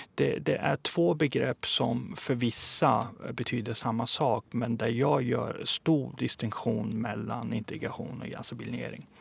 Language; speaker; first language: Swedish; early bilingual, other home language; Persian